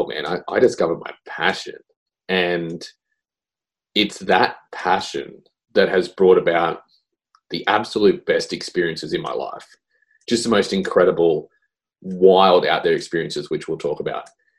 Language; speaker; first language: English; native; English